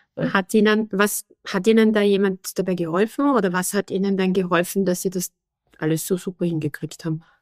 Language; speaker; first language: German; native; German